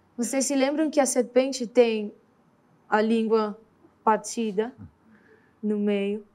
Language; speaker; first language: Portuguese; native; Portuguese